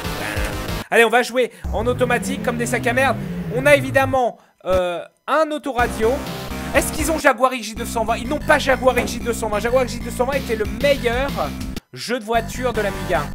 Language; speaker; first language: French; native; French